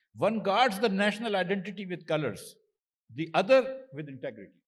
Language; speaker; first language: English; non-native, local second language; Urdu